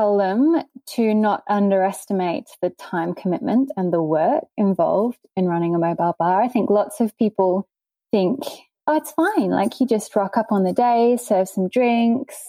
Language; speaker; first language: English; native; English